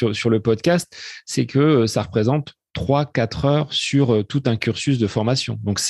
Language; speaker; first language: French; native; French